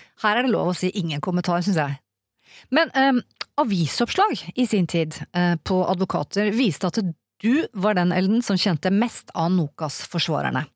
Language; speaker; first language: Norwegian; native; Norwegian